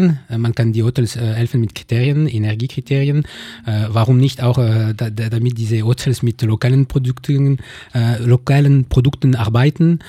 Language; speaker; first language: German; non-native, local second language; French